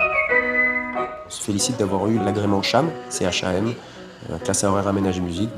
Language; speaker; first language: French; native; French